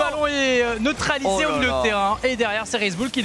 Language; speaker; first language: French; native; French